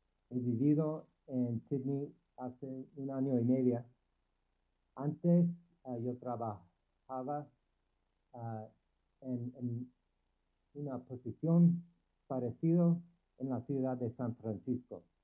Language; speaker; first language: Spanish; non-native, learner; English